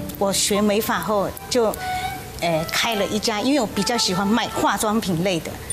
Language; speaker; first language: Chinese; early bilingual, heritage; Chinese